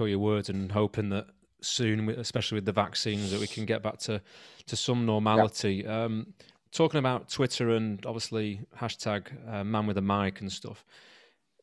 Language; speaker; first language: English; native; English